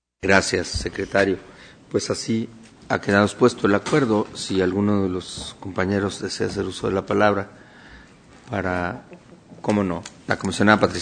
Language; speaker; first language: Spanish; native; Spanish